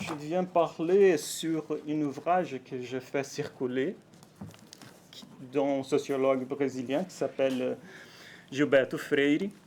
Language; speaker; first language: French; non-native, fluent; Portuguese